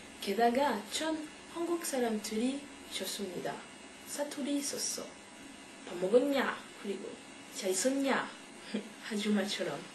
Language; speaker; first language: Korean; non-native, learner; French